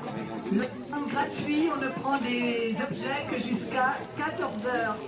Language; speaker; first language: French; native; French